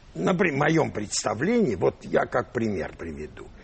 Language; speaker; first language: Russian; non-native, local second language; Armenian